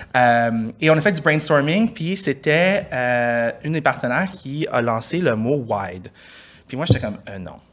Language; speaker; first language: French; early bilingual, other home language; Persian